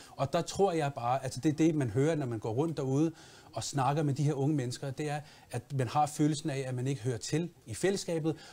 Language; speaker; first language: Danish; early bilingual, other home language; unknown